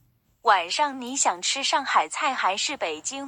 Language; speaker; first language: Chinese; non-native, learner; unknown